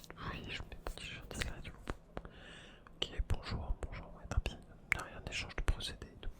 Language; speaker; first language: French; native; French